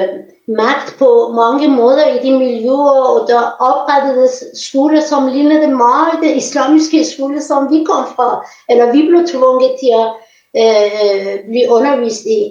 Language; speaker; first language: Danish; non-native, fluent; Persian